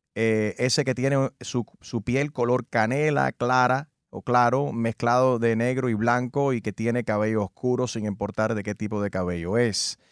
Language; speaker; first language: Spanish; early bilingual, heritage; Spanish